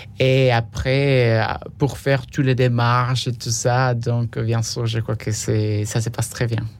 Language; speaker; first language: French; non-native, fluent; Spanish